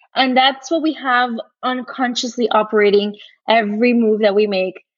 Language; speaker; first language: English; early bilingual, other home language; Portuguese